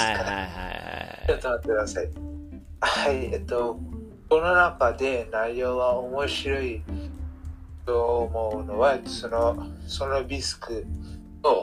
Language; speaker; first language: Japanese; non-native, learner; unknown